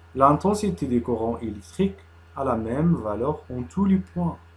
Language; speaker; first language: French; non-native, local second language; Arabic